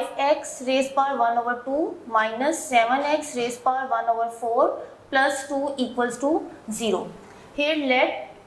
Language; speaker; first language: English; non-native, local second language; Urdu